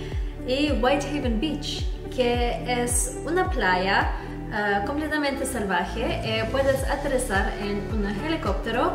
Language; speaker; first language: Spanish; non-native, fluent; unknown